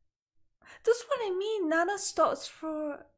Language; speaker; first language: English; native; English